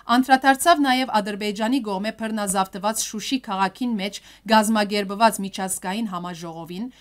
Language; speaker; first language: Armenian; early bilingual, heritage; Armenian